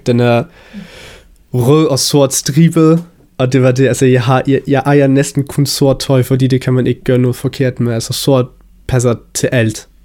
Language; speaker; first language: Danish; early bilingual, heritage; Danish